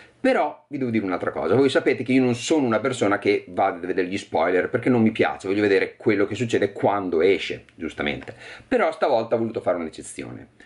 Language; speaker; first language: Italian; native; Italian